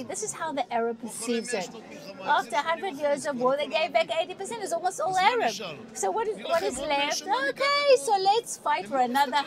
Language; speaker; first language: English; non-native, fluent; Hebrew